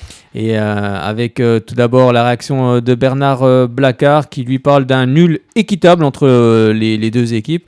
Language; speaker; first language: French; native; French